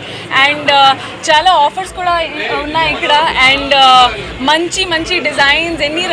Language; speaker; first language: Telugu; non-native, learner; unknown